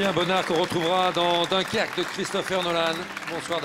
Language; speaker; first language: French; native; French